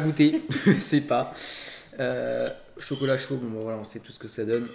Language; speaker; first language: French; native; French